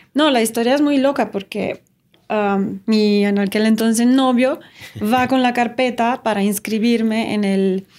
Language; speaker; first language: Spanish; non-native, fluent; Romanian